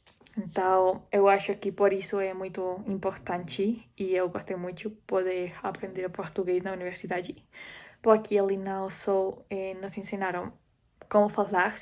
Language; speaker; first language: Portuguese; non-native, fluent; Spanish